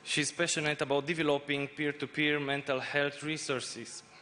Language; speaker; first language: English; non-native, fluent; Romanian